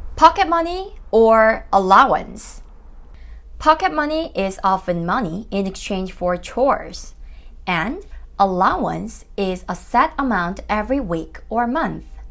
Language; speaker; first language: English; non-native, fluent; Korean